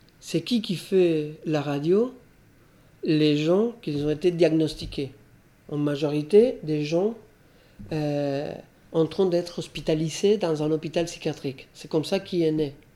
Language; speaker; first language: French; non-native, fluent; Spanish